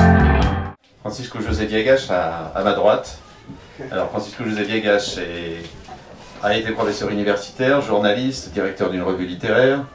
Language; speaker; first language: French; native; French